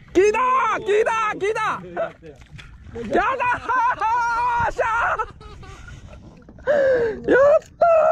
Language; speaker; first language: Japanese; native; Japanese